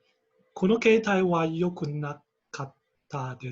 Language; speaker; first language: Japanese; non-native, learner; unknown